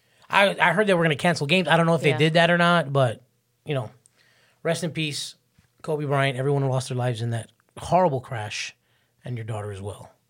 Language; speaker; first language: English; early bilingual, other home language; Spanish